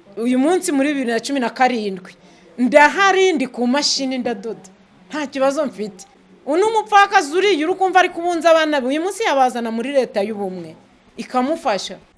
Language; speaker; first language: Kinyarwanda; native; Kinyarwanda